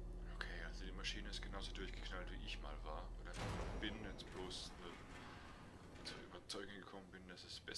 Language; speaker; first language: German; native; German